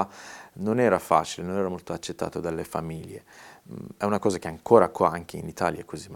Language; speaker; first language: Italian; non-native, fluent; Persian